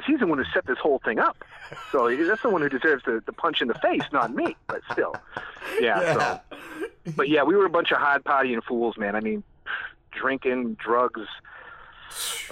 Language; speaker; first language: English; native; English